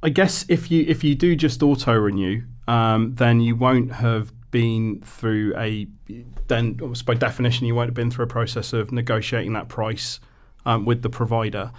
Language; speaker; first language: English; native; English